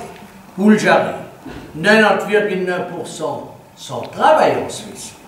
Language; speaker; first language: French; non-native, fluent; German